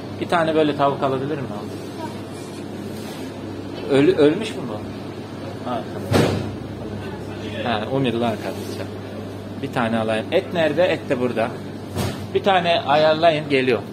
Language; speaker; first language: Turkish; non-native, learner; Russian